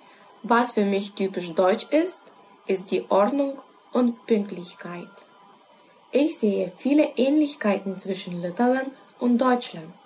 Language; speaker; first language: German; non-native, learner; Lithuanian